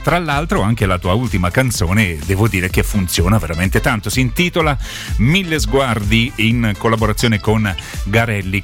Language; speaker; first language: Italian; native; Italian